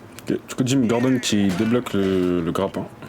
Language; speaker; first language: French; native; French